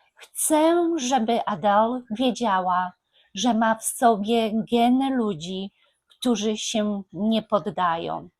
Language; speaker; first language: Polish; native; Polish